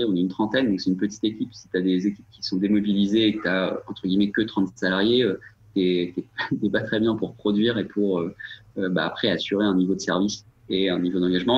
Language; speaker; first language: French; native; French